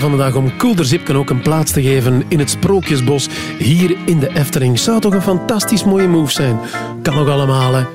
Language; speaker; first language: Dutch; native; Dutch